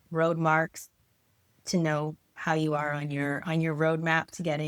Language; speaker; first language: English; native; English